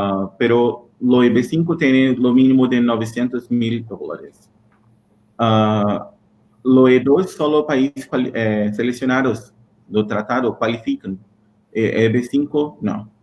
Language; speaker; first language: Spanish; non-native, learner; Portuguese